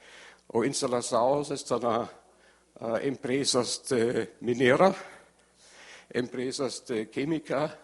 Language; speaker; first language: Portuguese; non-native, learner; German